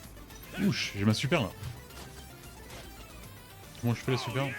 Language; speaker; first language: French; native; French